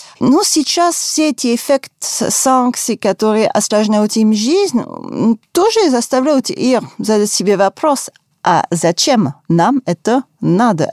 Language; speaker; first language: Russian; non-native, fluent; French